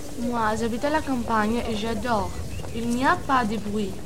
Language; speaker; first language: French; non-native, learner; Greek